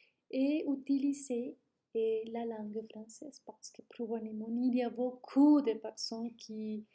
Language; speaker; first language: French; non-native, learner; Spanish